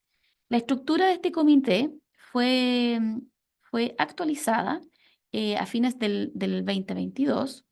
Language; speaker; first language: Spanish; native; Spanish